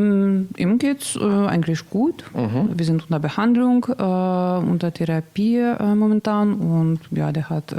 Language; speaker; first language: German; non-native, learner; Russian